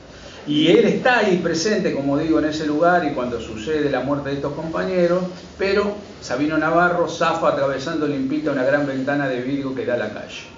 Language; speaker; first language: Spanish; native; Spanish